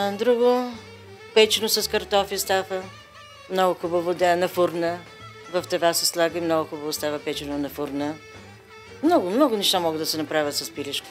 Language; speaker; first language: Bulgarian; native; Bulgarian